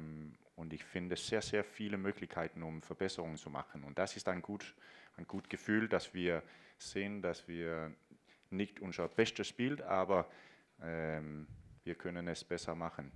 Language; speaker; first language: German; non-native, fluent; Danish